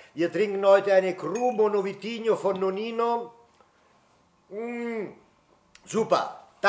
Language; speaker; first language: German; non-native, fluent; Italian